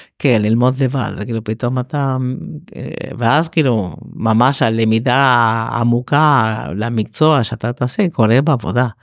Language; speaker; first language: Hebrew; non-native, fluent; Spanish